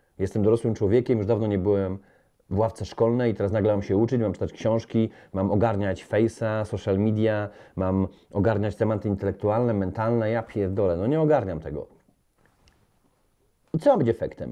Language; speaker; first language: Polish; native; Polish